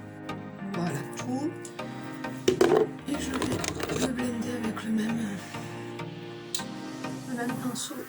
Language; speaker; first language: French; native; French